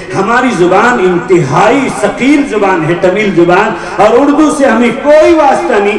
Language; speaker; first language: Urdu; non-native, local second language; Tamil